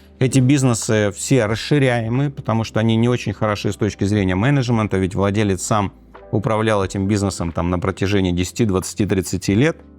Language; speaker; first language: Russian; native; Russian